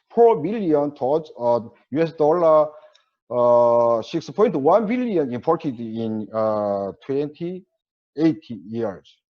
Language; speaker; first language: English; non-native, learner; Korean